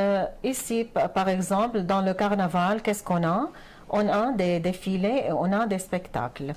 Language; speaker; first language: French; non-native, fluent; Arabic